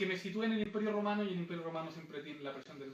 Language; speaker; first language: Spanish; native; Spanish